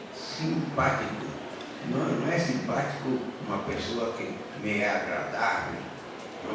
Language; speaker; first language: Portuguese; native; Portuguese